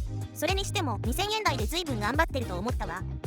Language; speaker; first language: Japanese; native; Japanese